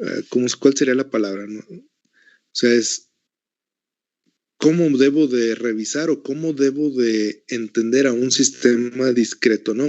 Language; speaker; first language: Spanish; native; Spanish